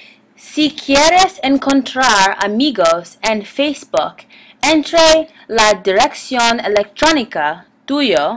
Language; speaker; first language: Spanish; non-native, learner; English